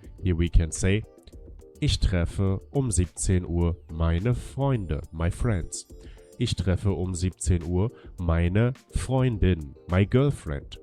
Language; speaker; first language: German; non-native, fluent; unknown